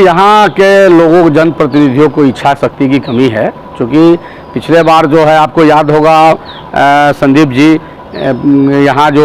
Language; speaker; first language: Hindi; native; Hindi